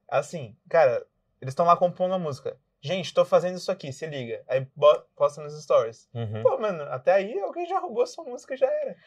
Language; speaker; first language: Portuguese; native; Portuguese